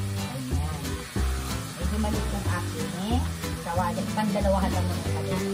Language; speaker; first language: Filipino; native; Filipino